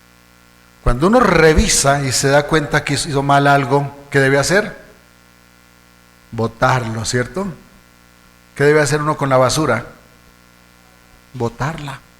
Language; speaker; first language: Spanish; native; Spanish